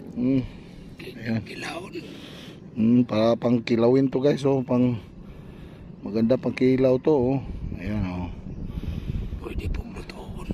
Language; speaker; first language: Filipino; non-native, local second language; Cebuano